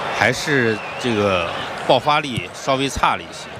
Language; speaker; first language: Chinese; native; Chinese